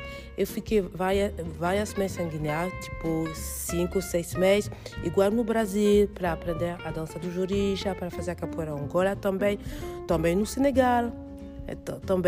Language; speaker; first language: Portuguese; non-native, fluent; French